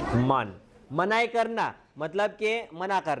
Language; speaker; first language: Hindi; non-native, local second language; Gujarati